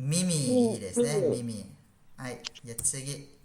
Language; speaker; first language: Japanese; non-native, fluent; Malay